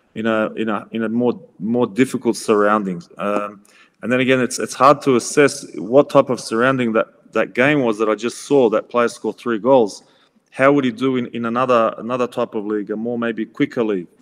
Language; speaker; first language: English; native; English